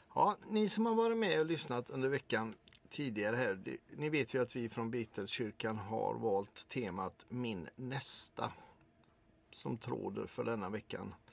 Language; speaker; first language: Swedish; native; Swedish